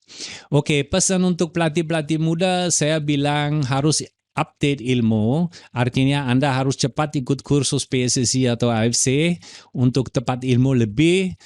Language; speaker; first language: Indonesian; non-native, fluent; German